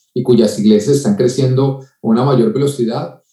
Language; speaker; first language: Spanish; native; Spanish